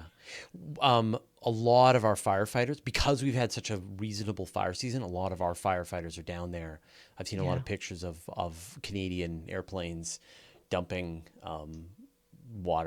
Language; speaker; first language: English; native; English